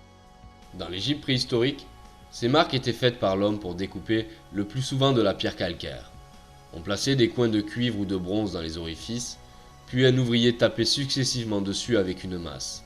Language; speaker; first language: French; native; French